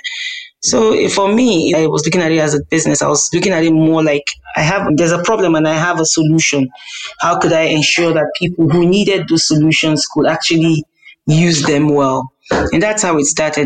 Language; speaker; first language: English; non-native, local second language; Hausa